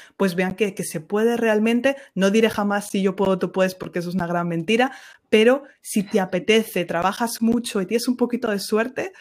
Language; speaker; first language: Spanish; native; Spanish